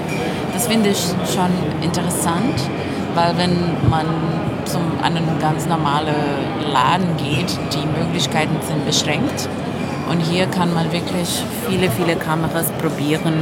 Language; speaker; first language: German; non-native, fluent; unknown